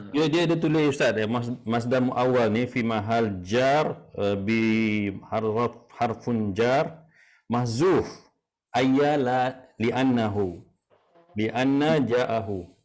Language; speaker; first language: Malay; native; Malay